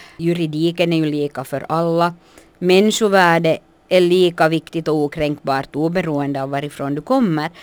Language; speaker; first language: Swedish; native; Swedish